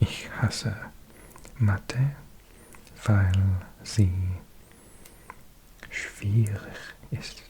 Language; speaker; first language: German; non-native, learner; English